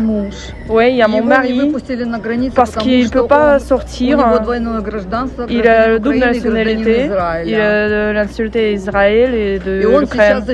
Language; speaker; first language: French; non-native, fluent; Russian